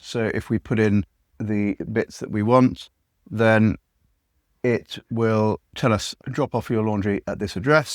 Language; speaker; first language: English; native; English